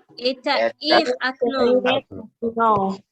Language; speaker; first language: Russian; non-native, learner; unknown